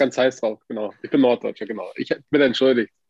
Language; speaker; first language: German; native; German